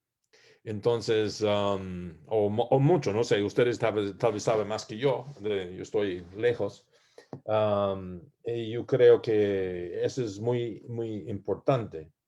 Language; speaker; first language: Spanish; non-native, learner; English